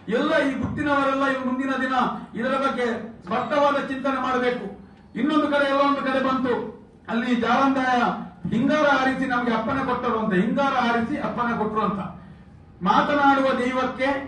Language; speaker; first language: Kannada; non-native, local second language; Tulu